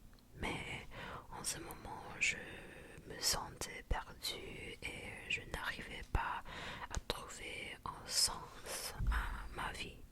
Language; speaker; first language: French; non-native, fluent; Japanese